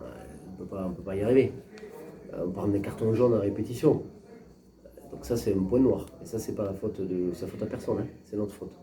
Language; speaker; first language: French; native; French